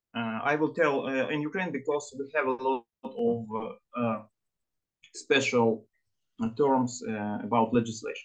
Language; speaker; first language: English; non-native, learner; Ukrainian